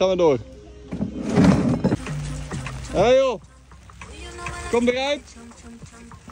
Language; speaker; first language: Dutch; native; Dutch